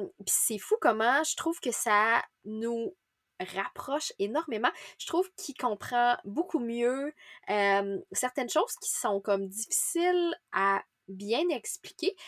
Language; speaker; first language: French; native; French